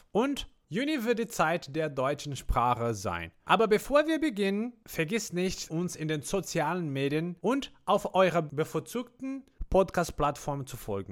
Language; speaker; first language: German; non-native, fluent; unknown